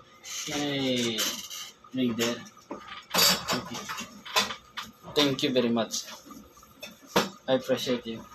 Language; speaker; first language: English; non-native, learner; Filipino